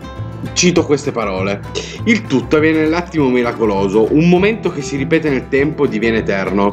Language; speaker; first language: Italian; native; Italian